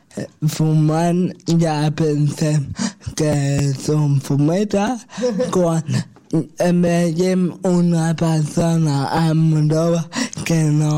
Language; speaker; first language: Catalan; non-native, local second language; Spanish